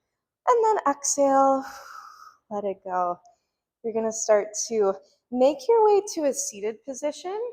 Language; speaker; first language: English; native; English